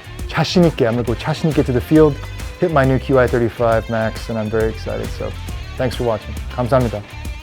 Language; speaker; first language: English; native; English